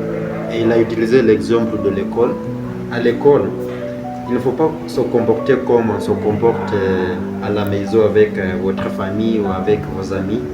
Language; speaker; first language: French; non-native, fluent; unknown